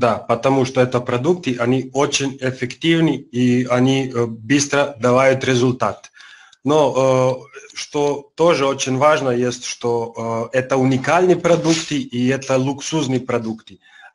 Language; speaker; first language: Russian; non-native, learner; Serbian